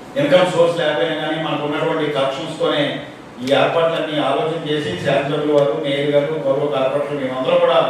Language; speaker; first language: Telugu; native; Telugu